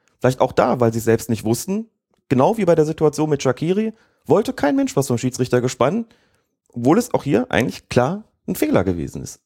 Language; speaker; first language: German; native; German